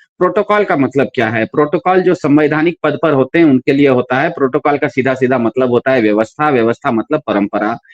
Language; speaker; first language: Hindi; non-native, local second language; Kannada